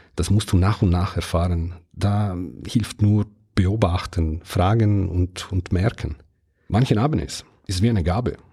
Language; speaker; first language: German; non-native, fluent; Italian